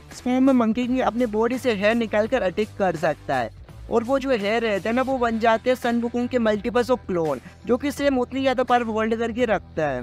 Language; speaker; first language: Hindi; native; Hindi